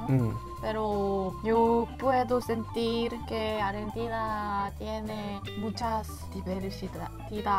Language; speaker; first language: Spanish; non-native, learner; Korean